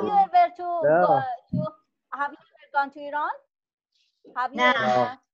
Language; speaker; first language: English; non-native, learner; Persian